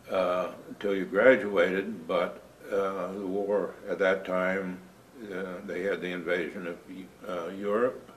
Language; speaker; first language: English; native; English